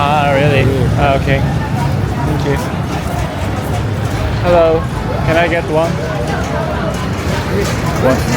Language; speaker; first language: English; non-native, learner; Korean